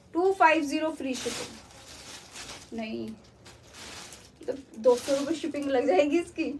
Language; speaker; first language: Hindi; native; Hindi